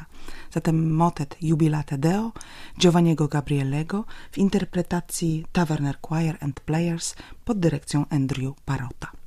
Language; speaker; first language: Polish; native; Polish